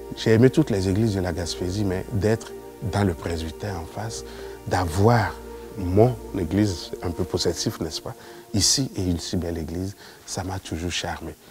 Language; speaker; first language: French; non-native, local second language; Yoruba